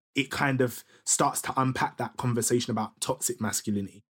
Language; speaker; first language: English; native; English